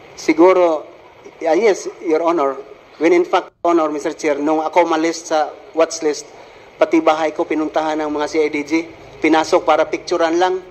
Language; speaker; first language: Filipino; non-native, local second language; Cebuano